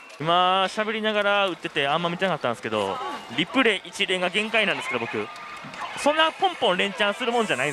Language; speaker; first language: Japanese; native; Japanese